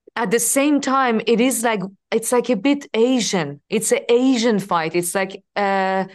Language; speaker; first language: English; non-native, fluent; Persian